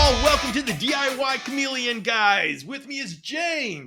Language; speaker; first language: English; native; English